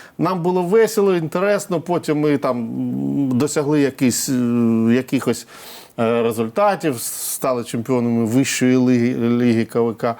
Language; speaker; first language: Ukrainian; non-native, local second language; Russian